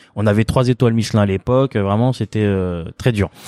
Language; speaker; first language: French; native; French